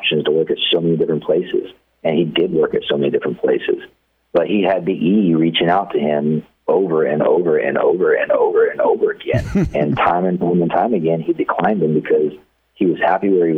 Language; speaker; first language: English; native; English